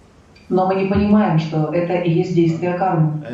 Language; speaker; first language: Russian; native; Russian